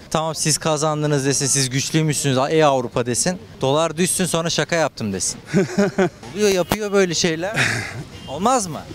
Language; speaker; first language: Turkish; native; Turkish